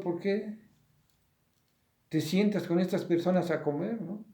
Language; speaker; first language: Spanish; native; Spanish